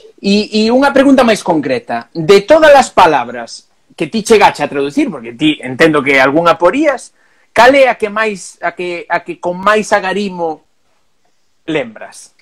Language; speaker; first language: Galician; non-native, local second language; Spanish